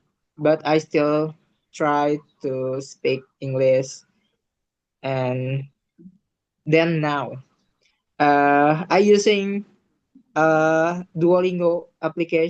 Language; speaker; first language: English; non-native, learner; Indonesian